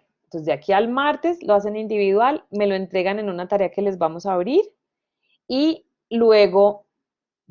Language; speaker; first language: Spanish; native; Spanish